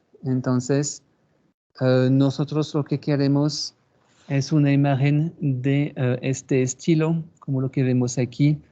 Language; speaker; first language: Spanish; non-native, fluent; French